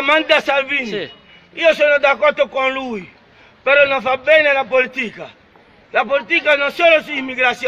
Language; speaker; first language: Italian; non-native, learner; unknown